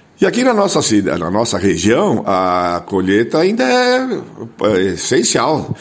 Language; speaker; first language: Portuguese; non-native, local second language; German